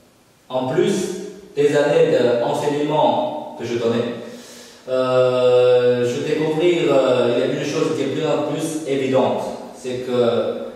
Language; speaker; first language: French; non-native, fluent; Chinese